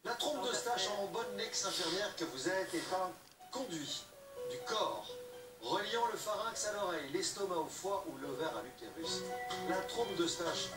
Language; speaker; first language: French; native; French